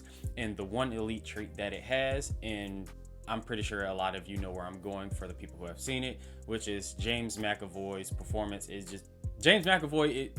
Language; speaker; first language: English; native; English